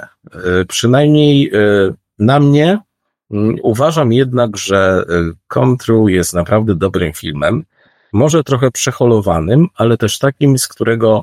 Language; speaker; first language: Polish; native; Polish